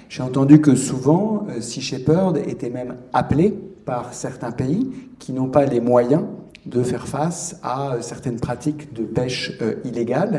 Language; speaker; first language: French; native; French